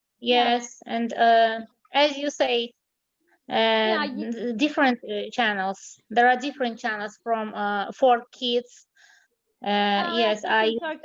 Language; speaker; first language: English; non-native, learner; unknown